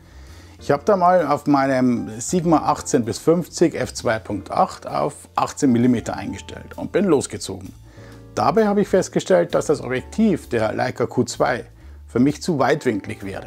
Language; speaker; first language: German; native; German